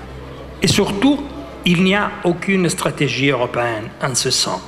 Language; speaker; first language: French; non-native, fluent; Italian